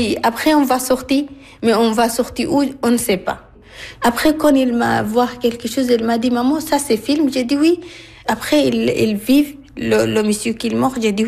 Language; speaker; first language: French; non-native, learner; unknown